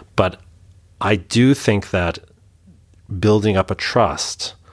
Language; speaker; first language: English; native; English